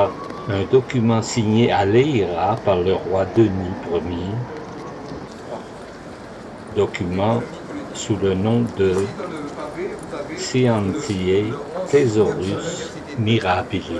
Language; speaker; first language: French; native; French